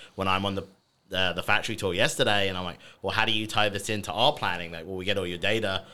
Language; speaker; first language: English; native; English